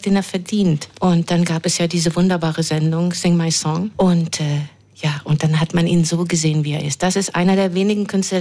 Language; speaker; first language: German; native; German